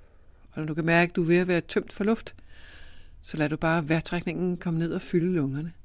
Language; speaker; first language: Danish; native; Danish